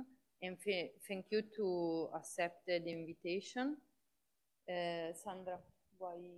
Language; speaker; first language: English; non-native, fluent; Italian